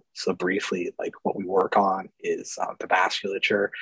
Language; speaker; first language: English; native; English